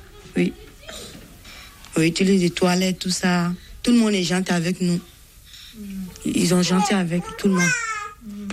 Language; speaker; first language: French; non-native, local second language; Bambara